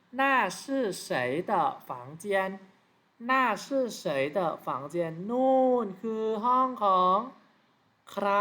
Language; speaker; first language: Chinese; non-native, fluent; Thai